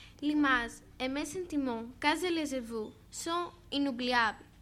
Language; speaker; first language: French; non-native, learner; Greek